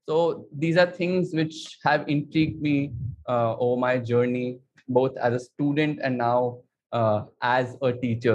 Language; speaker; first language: English; non-native, local second language; Hindi